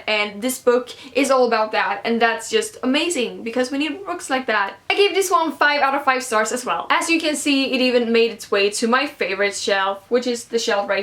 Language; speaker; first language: English; non-native, fluent; Swedish